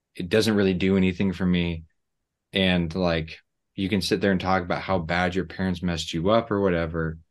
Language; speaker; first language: English; native; English